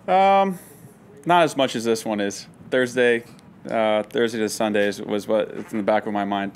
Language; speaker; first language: English; native; English